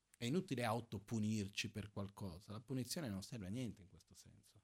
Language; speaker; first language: Italian; non-native, fluent; Portuguese